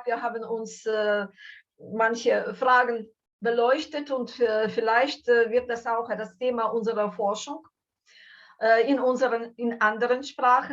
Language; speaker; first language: German; non-native, fluent; Ukrainian